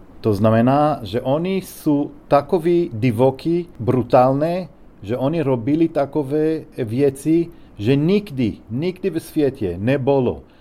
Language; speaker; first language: Czech; non-native, learner; Hebrew